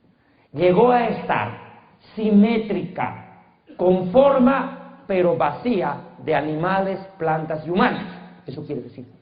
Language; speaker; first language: Spanish; native; Spanish